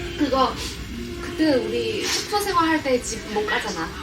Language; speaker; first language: Korean; non-native, fluent; Chinese